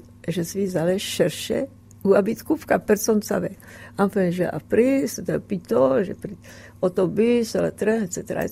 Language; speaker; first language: French; non-native, fluent; Czech